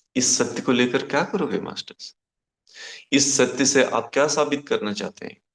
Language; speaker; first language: Hindi; non-native, local second language; Kannada